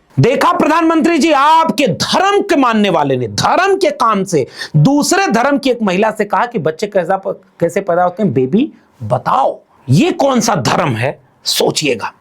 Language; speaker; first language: Hindi; native; Hindi